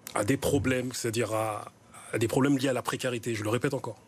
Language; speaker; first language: French; native; French